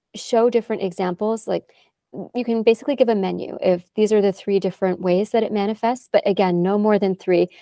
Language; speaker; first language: English; native; English